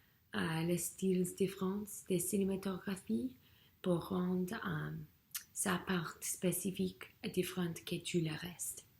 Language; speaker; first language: French; non-native, learner; English